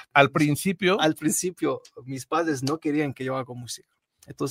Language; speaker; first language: Spanish; non-native, learner; Arabic